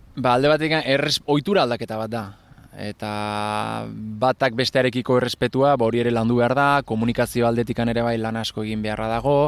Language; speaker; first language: Basque; native; Basque